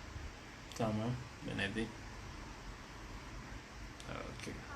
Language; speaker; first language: Turkish; non-native, learner; French